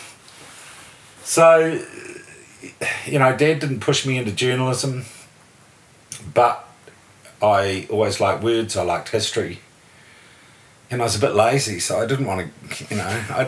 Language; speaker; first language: English; native; English